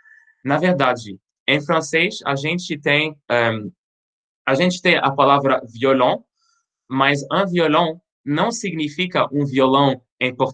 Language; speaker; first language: Portuguese; non-native, fluent; French